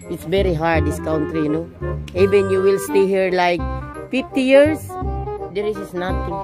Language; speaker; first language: English; non-native, local second language; Filipino